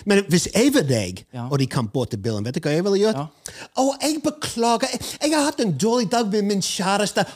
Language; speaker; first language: Norwegian; non-native, fluent; English